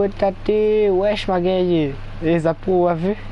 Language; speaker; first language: French; non-native, local second language; Réunion Creole French